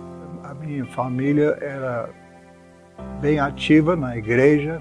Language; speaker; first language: Portuguese; non-native, fluent; English